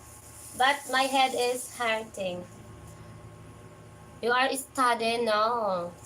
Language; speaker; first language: English; non-native, learner; Filipino